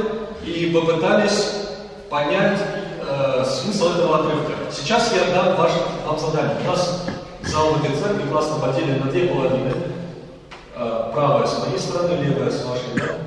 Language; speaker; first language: Russian; native; Russian